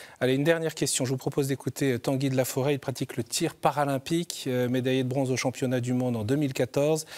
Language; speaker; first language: French; native; French